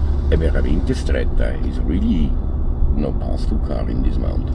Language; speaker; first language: English; non-native, learner; Italian